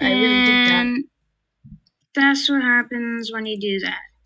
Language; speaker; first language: English; native; English